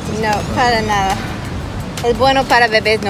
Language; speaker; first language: Spanish; non-native, learner; English